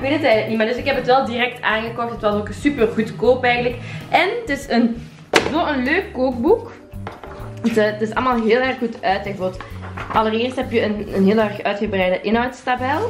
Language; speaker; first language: Dutch; native; Dutch